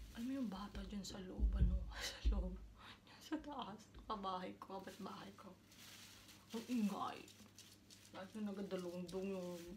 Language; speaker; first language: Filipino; non-native, local second language; Hiligaynon